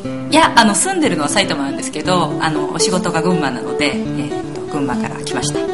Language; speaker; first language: Japanese; non-native, fluent; Korean